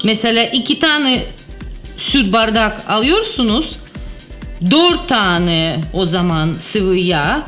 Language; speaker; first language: Turkish; non-native, learner; Russian